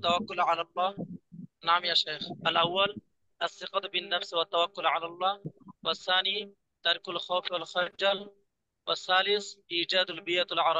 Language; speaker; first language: Arabic; non-native, fluent; Bangla